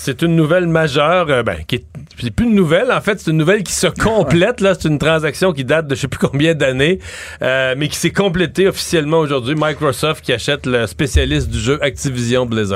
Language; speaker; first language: French; native; French